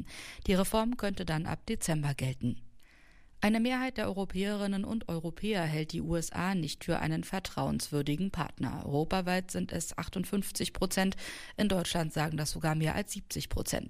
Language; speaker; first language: German; native; German